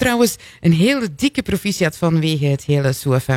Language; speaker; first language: Dutch; native; Dutch